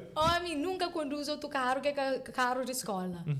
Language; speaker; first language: Portuguese; non-native, local second language; Kabuverdianu